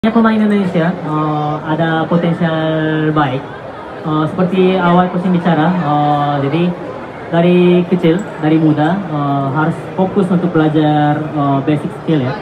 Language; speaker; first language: Indonesian; non-native, fluent; Korean